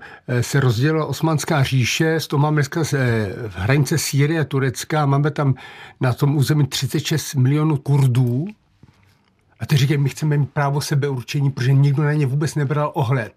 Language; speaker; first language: Czech; native; Czech